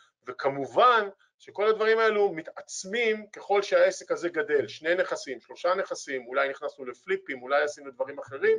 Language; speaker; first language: Hebrew; native; Hebrew